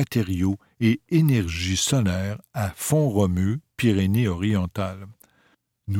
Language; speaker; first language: French; native; French